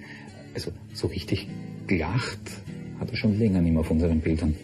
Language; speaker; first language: German; native; German